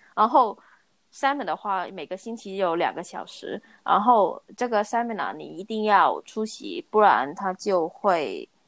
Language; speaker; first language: Chinese; non-native, local second language; Cantonese